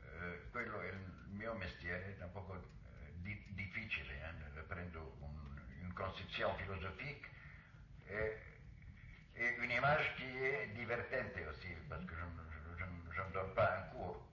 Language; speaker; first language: Italian; non-native, local second language; Arabic